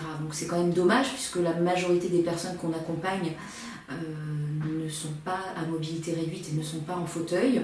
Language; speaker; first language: French; native; French